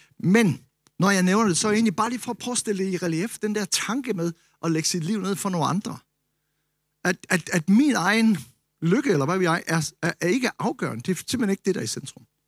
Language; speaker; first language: Danish; native; Danish